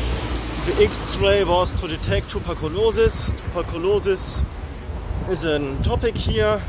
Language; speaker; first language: English; non-native, fluent; German